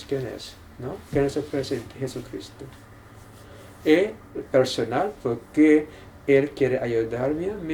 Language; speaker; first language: Spanish; non-native, learner; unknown